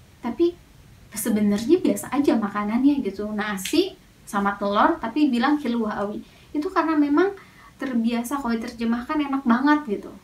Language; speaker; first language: Indonesian; native; Indonesian